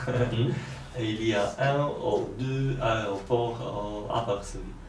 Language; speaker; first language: French; non-native, learner; Polish